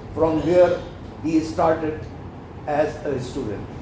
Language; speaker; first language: English; non-native, local second language; Urdu